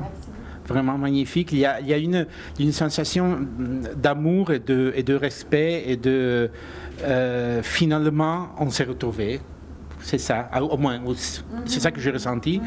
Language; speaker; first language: French; non-native, fluent; Italian